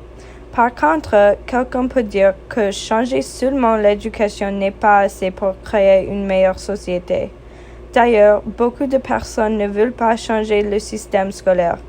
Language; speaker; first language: French; non-native, fluent; English